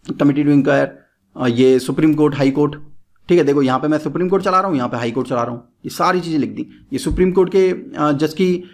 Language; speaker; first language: Hindi; native; Hindi